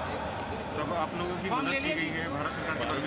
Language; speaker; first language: Hindi; native; Hindi